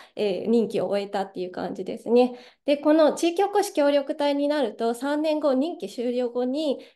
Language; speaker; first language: Japanese; native; Japanese